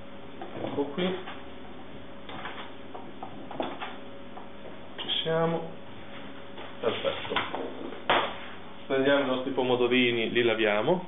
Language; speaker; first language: Italian; native; Italian